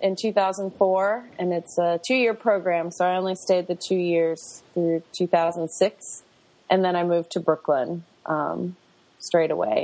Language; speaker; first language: English; native; English